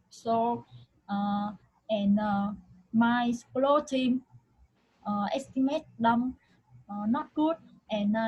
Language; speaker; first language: English; non-native, learner; Vietnamese